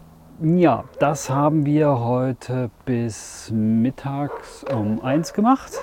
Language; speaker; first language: German; native; German